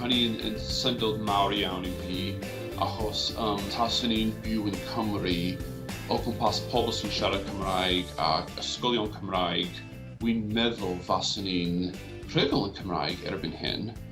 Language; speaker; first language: Welsh; non-native, fluent; English